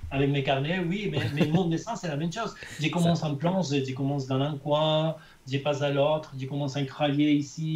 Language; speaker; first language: French; non-native, fluent; Spanish